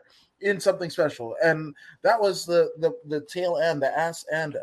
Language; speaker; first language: English; native; English